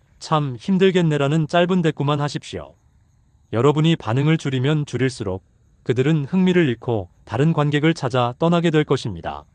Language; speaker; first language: Korean; native; Korean